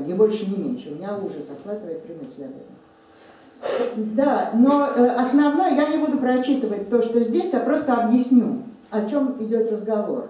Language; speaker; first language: Russian; native; Russian